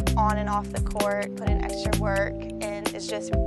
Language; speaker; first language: English; native; English